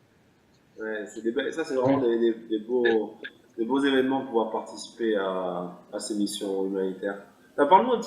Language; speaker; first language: French; native; French